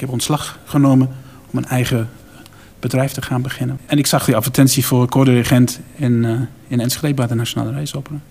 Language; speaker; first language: Dutch; non-native, fluent; English